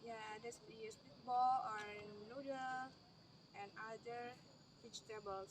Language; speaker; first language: English; non-native, learner; Indonesian